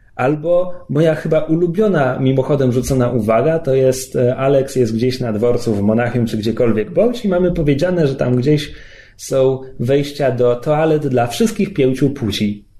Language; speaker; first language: Polish; native; Polish